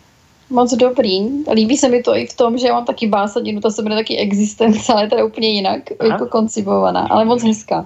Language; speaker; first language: Czech; native; Czech